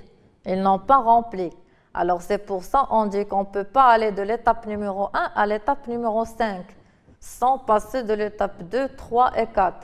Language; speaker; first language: French; non-native, local second language; Arabic